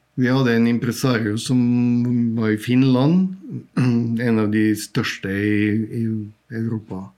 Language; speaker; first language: Norwegian; non-native, fluent; Bulgarian